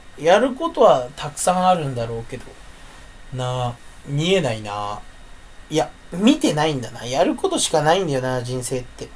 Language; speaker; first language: Japanese; native; Japanese